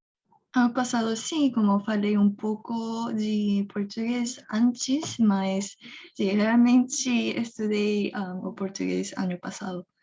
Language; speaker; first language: Portuguese; non-native, fluent; Korean